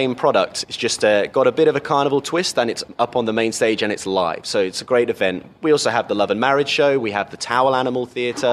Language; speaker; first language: English; native; English